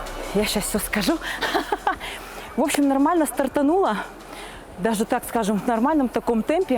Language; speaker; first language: Russian; native; Russian